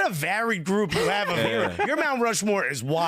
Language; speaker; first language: English; native; English